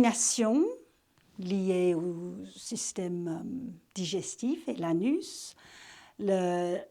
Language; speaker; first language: French; native; French